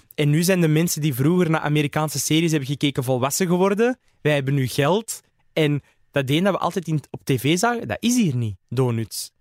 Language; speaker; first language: Dutch; early bilingual, other home language; Arabic